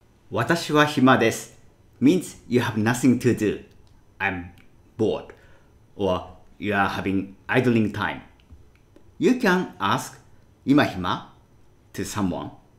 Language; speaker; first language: English; non-native, fluent; Japanese